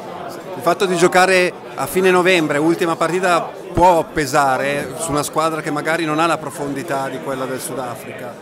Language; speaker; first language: Italian; native; Italian